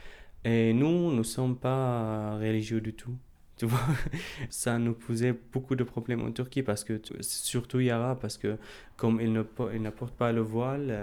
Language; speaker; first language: French; non-native, fluent; Arabic